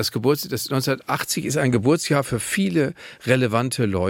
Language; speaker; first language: German; native; German